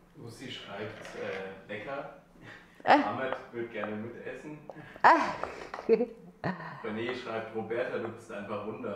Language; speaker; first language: German; native; German